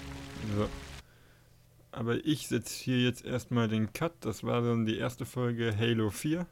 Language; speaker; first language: German; native; German